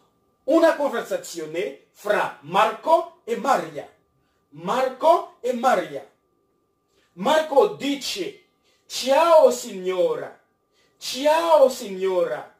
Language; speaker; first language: Italian; non-native, fluent; French